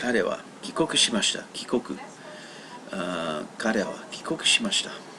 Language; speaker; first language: Japanese; non-native, learner; English